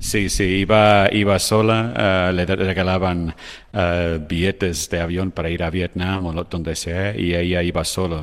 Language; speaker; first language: Spanish; non-native, fluent; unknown